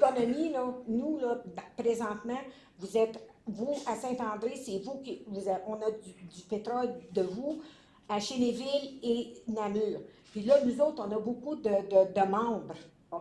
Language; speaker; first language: French; native; French